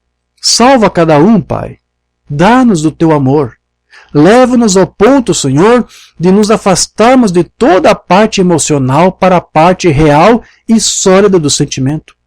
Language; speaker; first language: Portuguese; native; Portuguese